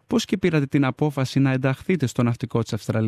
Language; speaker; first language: Greek; native; Greek